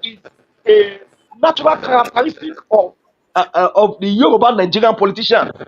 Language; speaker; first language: English; non-native, local second language; Yoruba